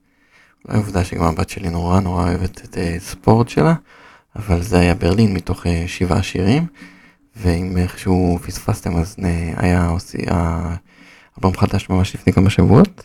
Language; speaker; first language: Hebrew; native; Hebrew